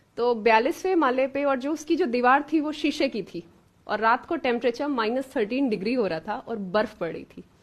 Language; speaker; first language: Hindi; native; Hindi